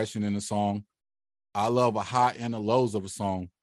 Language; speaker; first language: English; native; English